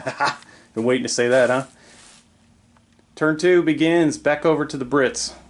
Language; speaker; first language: English; native; English